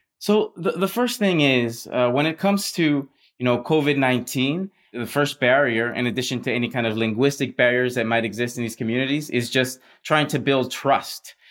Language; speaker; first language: English; early bilingual, other home language; Spanish